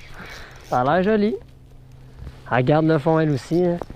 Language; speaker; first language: French; native; French